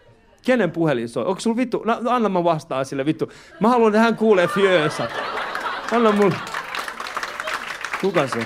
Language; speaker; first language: Finnish; early bilingual, other home language; Persian